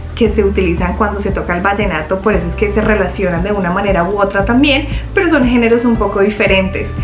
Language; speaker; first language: Spanish; native; Spanish